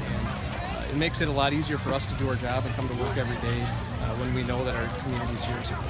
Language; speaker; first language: English; native; English